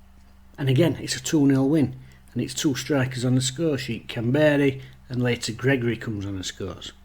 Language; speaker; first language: English; native; English